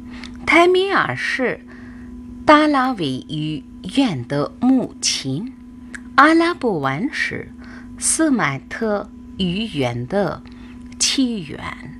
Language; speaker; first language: Chinese; non-native, fluent; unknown